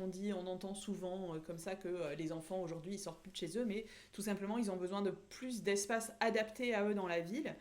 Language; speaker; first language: French; native; French